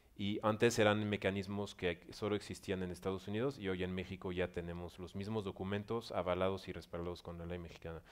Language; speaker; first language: Spanish; non-native, fluent; French